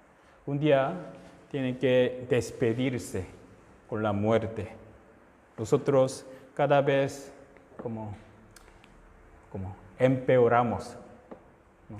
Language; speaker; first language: Spanish; non-native, fluent; Korean